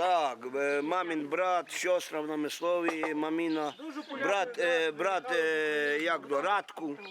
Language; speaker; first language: Polish; early bilingual, heritage; Polish